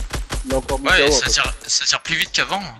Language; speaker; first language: French; native; French